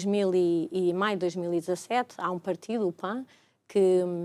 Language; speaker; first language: Portuguese; native; Portuguese